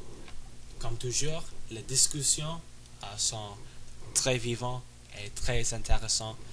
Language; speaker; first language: French; non-native, learner; English